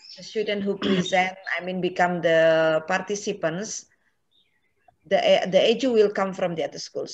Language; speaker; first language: English; non-native, fluent; Indonesian